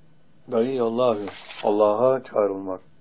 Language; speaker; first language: Turkish; native; Turkish